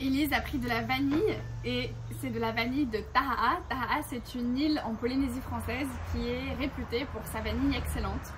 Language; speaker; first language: French; native; French